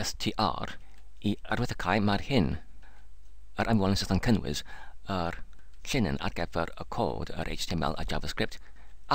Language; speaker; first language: Welsh; non-native, learner; English